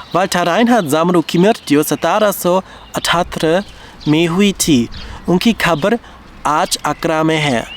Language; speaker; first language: Hindi; non-native, learner; German